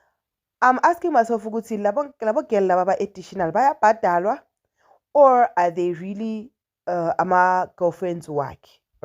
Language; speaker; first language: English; non-native, local second language; Zulu